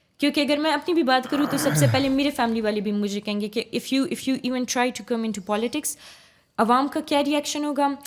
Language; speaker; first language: Urdu; non-native, local second language; Pashto